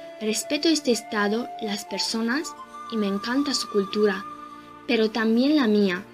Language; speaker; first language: Spanish; non-native, fluent; Romanian